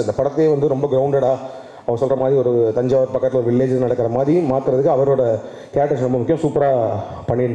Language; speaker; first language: Tamil; native; Tamil